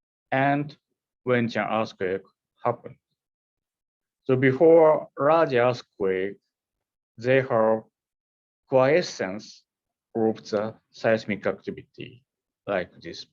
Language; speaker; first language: English; non-native, fluent; Japanese